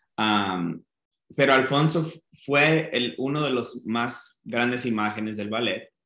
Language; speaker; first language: Spanish; non-native, fluent; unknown